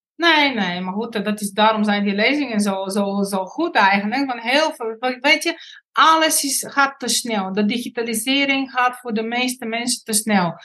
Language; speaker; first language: Dutch; non-native, fluent; Bulgarian